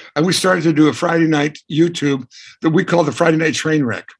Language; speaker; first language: English; native; English